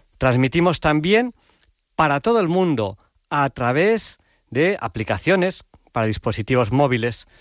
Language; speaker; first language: Spanish; native; Spanish